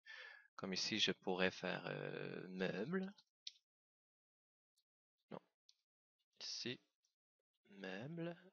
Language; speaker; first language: French; native; French